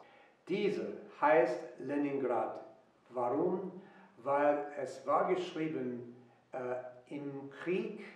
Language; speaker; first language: German; non-native, fluent; English